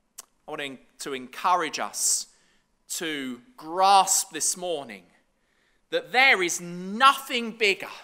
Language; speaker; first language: English; native; English